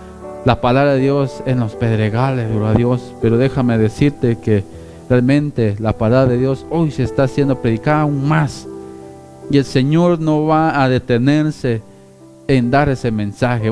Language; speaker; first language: Spanish; native; Spanish